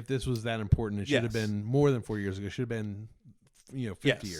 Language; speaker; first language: English; native; English